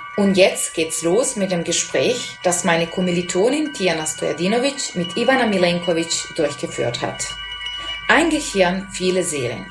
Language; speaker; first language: German; non-native, fluent; Serbian